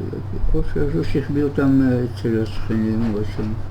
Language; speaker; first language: Hebrew; early bilingual, other home language; German